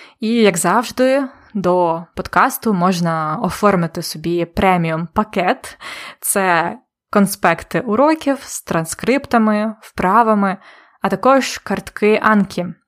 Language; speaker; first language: Ukrainian; native; Ukrainian